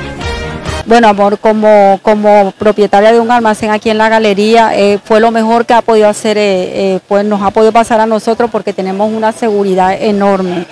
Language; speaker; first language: Spanish; native; Spanish